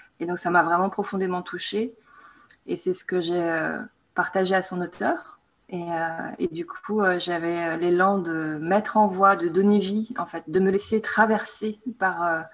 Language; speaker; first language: French; native; French